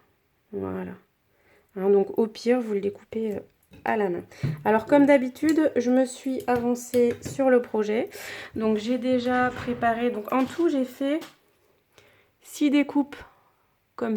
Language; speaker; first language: French; native; French